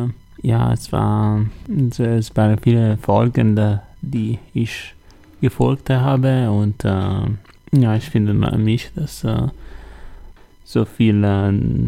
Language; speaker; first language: German; non-native, learner; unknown